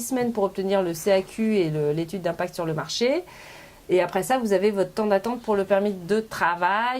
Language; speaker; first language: French; native; French